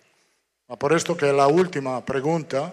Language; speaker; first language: Portuguese; non-native, fluent; Italian